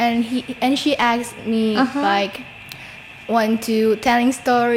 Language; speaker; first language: English; non-native, learner; Indonesian